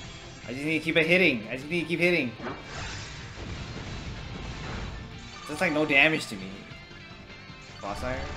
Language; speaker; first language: English; native; English